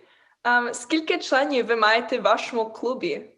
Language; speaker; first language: Ukrainian; early bilingual, heritage; Ukrainian